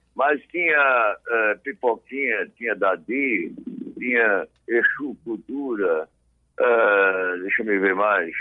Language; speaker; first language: Portuguese; native; Portuguese